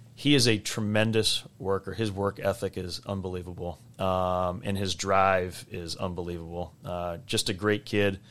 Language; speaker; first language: English; native; English